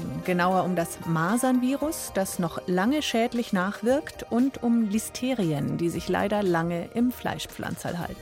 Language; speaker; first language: German; native; German